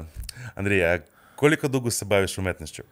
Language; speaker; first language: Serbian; non-native, fluent; Russian